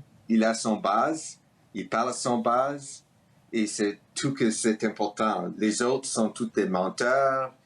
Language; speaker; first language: French; early bilingual, heritage; French